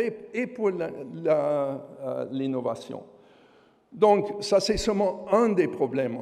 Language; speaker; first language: French; non-native, fluent; German